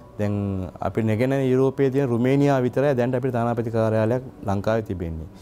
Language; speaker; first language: Sinhala; non-native, local second language; Tamil